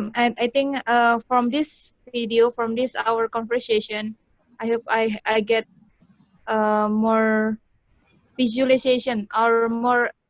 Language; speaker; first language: English; non-native, learner; Indonesian